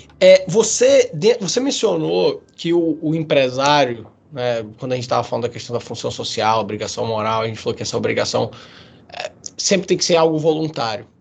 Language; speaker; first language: Portuguese; native; Portuguese